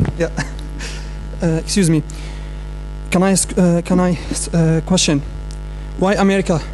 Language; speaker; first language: English; non-native, learner; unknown